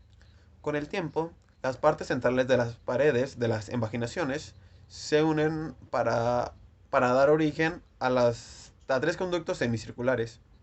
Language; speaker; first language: Spanish; native; Spanish